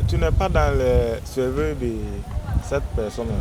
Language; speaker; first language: French; non-native, learner; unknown